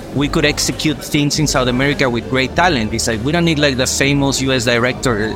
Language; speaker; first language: English; non-native, fluent; Spanish